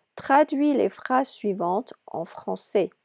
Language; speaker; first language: French; non-native, fluent; English